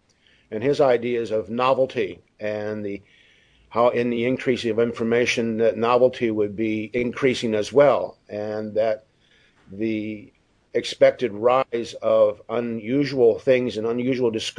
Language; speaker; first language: English; native; English